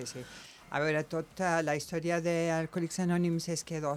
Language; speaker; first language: Catalan; non-native, local second language; Spanish